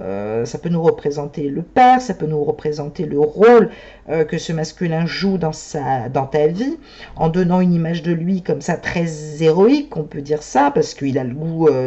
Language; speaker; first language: French; native; French